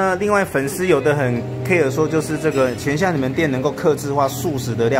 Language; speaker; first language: Chinese; native; Chinese